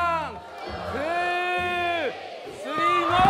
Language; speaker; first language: English; non-native, learner; Japanese